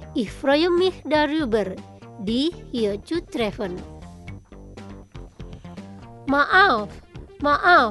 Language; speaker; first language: German; non-native, learner; Indonesian